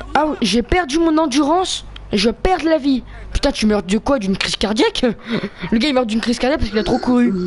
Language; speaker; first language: French; native; French